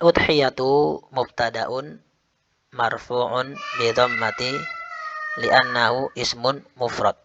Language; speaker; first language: Arabic; non-native, fluent; Indonesian